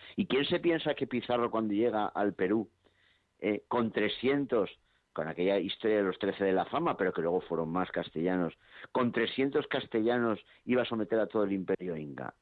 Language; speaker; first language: Spanish; native; Spanish